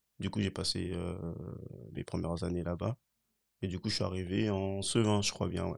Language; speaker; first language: French; early bilingual, other home language; Haitian Creole